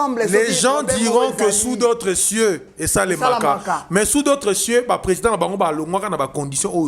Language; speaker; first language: French; non-native, local second language; Lingala